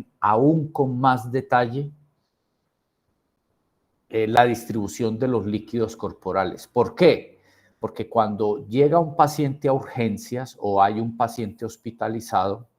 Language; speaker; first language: Spanish; native; Spanish